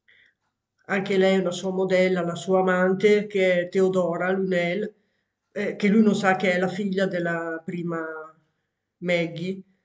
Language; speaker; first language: Italian; native; Italian